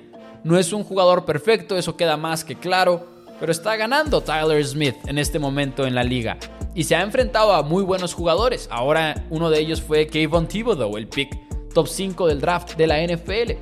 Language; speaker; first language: Spanish; native; Spanish